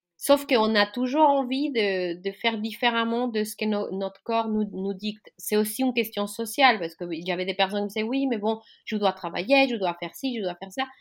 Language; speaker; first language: French; non-native, fluent; Spanish